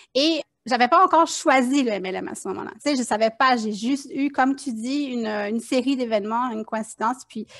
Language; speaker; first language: French; native; French